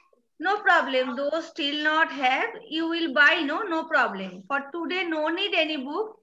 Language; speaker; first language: English; non-native, learner; Bangla